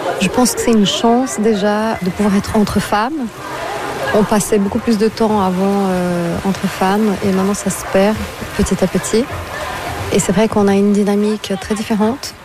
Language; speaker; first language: French; non-native, fluent; Portuguese